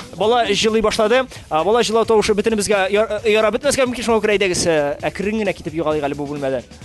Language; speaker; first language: Tatar; native; Tatar